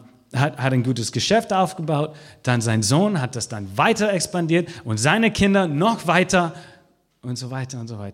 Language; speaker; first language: German; non-native, fluent; English